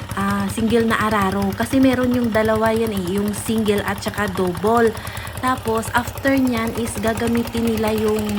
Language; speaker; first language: Filipino; native; Filipino